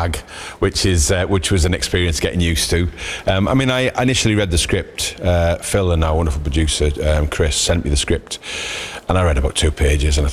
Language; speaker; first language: English; native; English